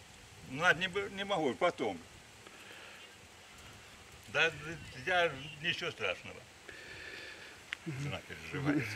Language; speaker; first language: Russian; native; Russian